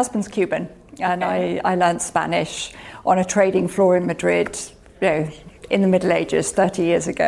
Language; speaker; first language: English; native; English